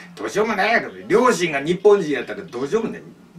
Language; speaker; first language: Japanese; native; Japanese